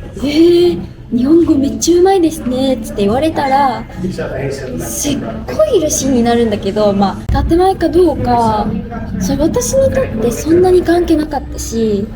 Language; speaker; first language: Japanese; non-native, fluent; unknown